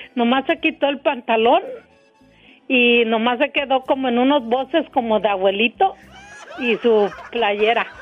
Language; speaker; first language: Spanish; native; Spanish